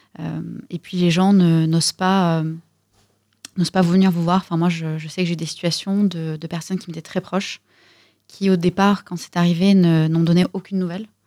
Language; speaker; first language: French; early bilingual, other home language; Russian